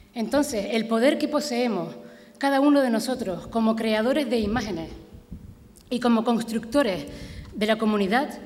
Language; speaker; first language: Spanish; native; Spanish